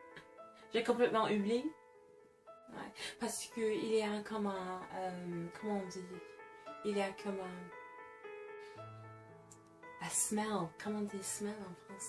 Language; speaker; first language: French; non-native, fluent; English